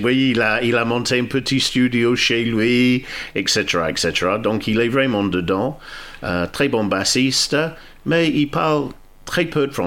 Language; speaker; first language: French; non-native, fluent; English